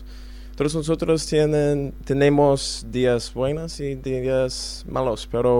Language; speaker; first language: Spanish; non-native, learner; English